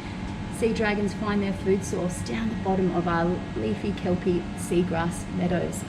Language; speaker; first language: English; native; English